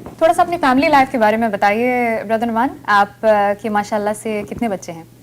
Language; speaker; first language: Urdu; native; Urdu